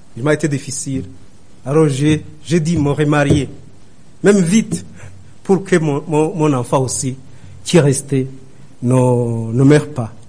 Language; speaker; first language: French; non-native, local second language; Rundi